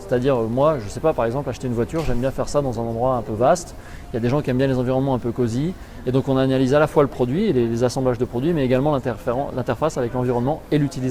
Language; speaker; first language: French; native; French